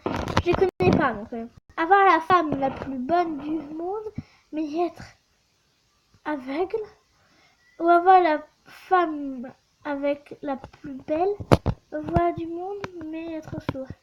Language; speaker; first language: French; native; French